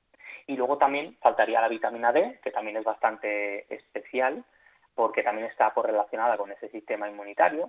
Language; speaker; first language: Spanish; native; Spanish